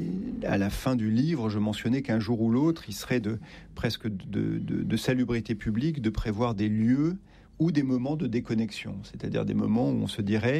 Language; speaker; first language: French; native; French